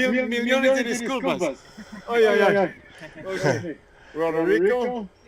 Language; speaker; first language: Spanish; non-native, learner; English